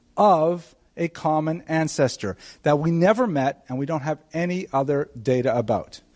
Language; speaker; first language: English; native; English